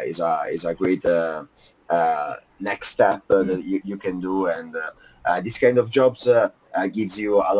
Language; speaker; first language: English; non-native, fluent; Italian